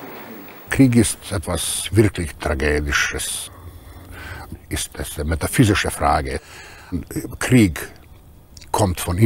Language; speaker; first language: German; non-native, fluent; Croatian